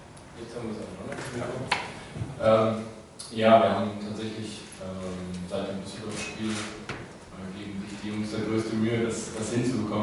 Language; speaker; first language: German; native; German